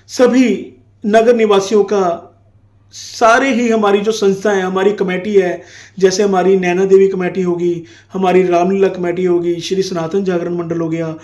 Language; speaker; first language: Hindi; non-native, local second language; Punjabi